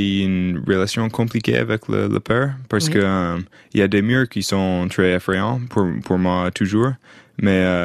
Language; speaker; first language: French; non-native, fluent; English